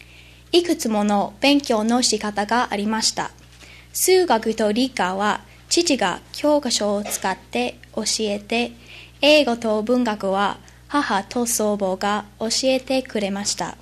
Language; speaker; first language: Japanese; non-native, learner; English